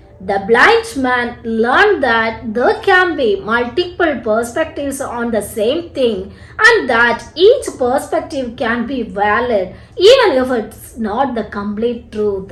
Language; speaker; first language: English; non-native, local second language; Malayalam